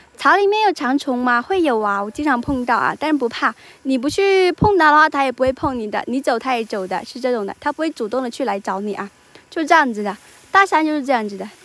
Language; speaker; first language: Chinese; non-native, local second language; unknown